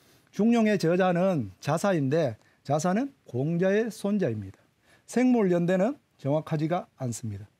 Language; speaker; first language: Korean; native; Korean